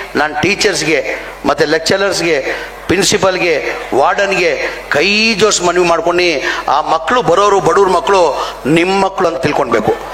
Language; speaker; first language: Kannada; non-native, local second language; Urdu